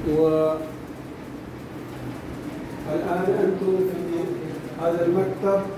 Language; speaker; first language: Arabic; non-native, fluent; Urdu